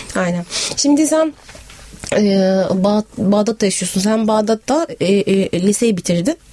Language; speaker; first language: Turkish; non-native, fluent; Arabic